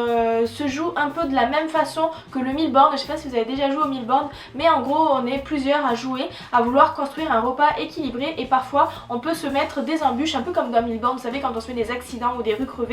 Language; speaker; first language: French; native; French